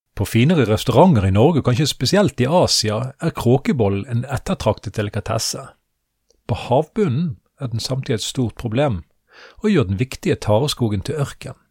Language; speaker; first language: Norwegian; native; Norwegian